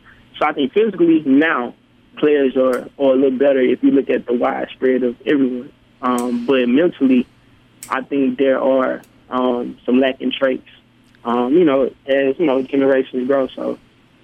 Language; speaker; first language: English; native; English